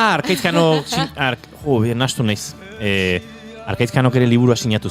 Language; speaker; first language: Basque; native; Basque